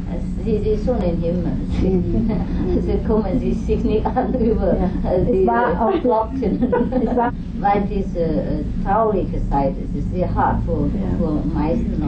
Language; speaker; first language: German; non-native, learner; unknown